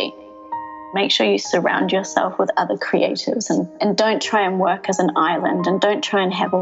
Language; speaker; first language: English; native; English